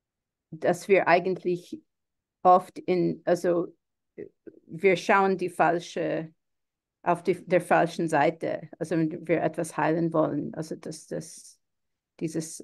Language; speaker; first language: German; non-native, fluent; English